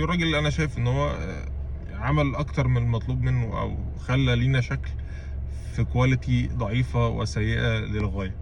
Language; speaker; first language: Arabic; native; Arabic